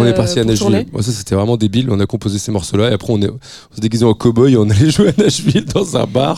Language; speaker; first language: French; native; French